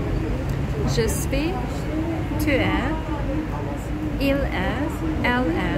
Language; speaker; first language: French; non-native, learner; Hungarian